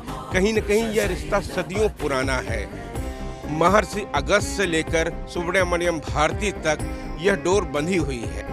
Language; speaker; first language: Hindi; native; Hindi